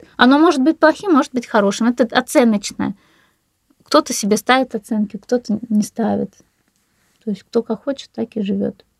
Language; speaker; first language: Russian; native; Russian